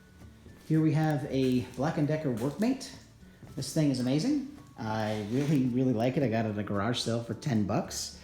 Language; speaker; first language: English; native; English